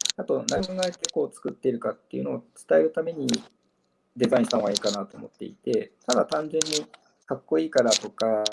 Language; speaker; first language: Japanese; native; Japanese